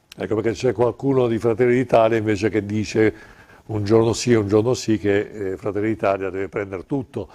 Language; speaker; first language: Italian; native; Italian